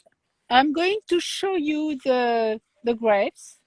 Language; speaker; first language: English; non-native, learner; French